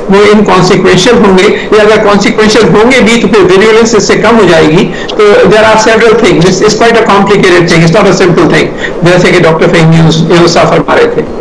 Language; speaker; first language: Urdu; native; Urdu